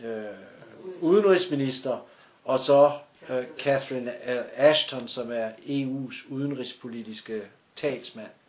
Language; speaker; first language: Danish; native; Danish